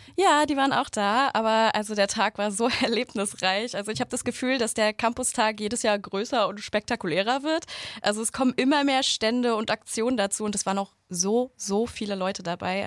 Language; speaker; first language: German; native; German